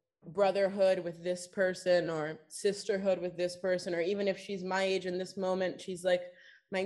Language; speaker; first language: English; native; English